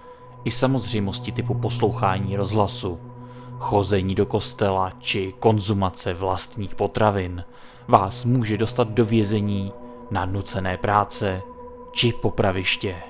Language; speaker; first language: Czech; native; Czech